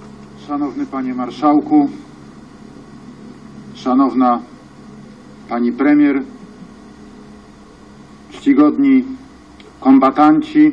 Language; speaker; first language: Polish; native; Polish